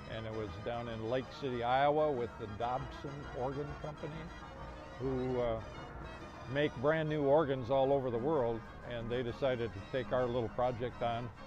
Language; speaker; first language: English; native; English